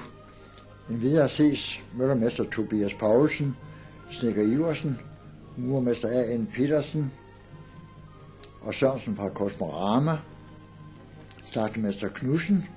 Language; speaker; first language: Danish; native; Danish